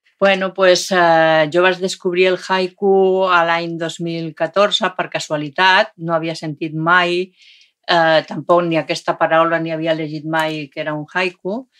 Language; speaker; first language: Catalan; non-native, local second language; Spanish